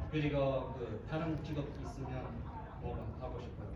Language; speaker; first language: Korean; non-native, learner; English